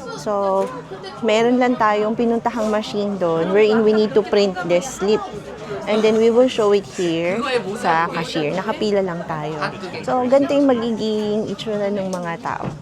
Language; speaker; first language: Filipino; native; Filipino